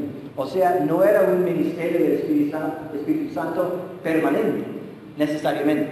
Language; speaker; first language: Spanish; non-native, fluent; English